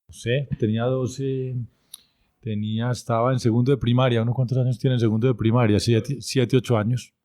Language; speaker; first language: Spanish; native; Spanish